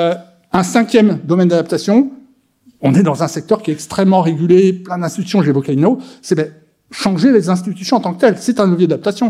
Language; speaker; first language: French; native; French